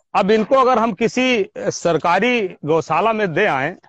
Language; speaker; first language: Hindi; native; Hindi